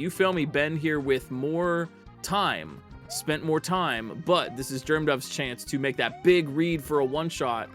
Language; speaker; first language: English; native; English